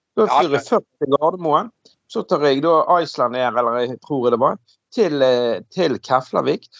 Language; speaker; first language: Norwegian; native; Norwegian